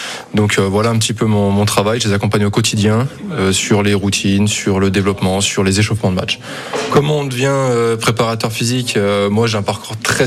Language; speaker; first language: French; native; French